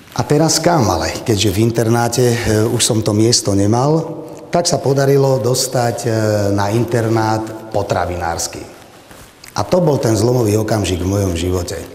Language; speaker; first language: Slovak; native; Slovak